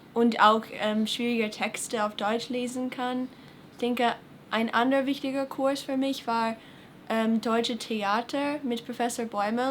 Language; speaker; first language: German; non-native, fluent; English